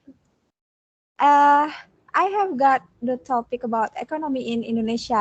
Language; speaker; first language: English; non-native, learner; Indonesian